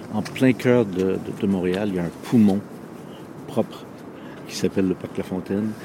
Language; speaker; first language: French; non-native, local second language; English